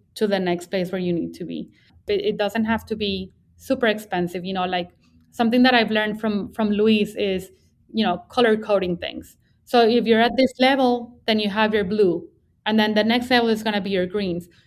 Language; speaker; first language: English; non-native, fluent; Spanish